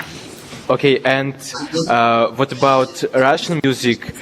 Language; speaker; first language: English; non-native, learner; Russian